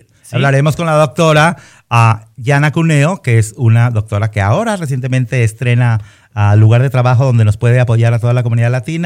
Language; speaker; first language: Spanish; native; Spanish